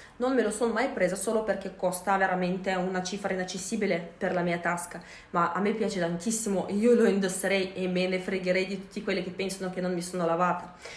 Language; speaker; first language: Italian; non-native, fluent; Russian